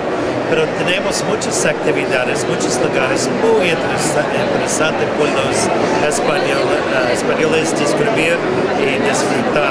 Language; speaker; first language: Spanish; non-native, learner; English